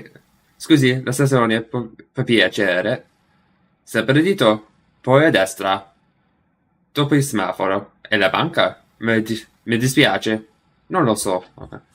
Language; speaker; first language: Italian; non-native, learner; English